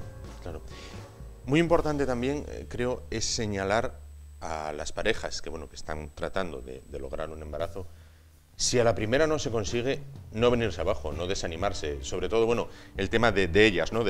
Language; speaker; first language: Spanish; native; Spanish